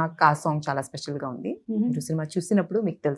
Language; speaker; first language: Telugu; non-native, learner; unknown